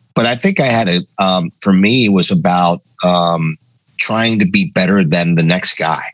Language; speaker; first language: English; native; English